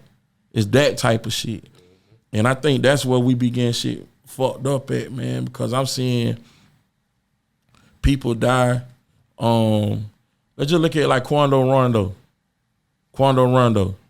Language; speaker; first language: English; native; English